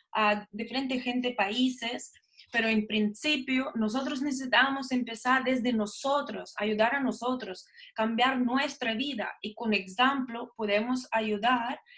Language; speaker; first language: Spanish; non-native, learner; Russian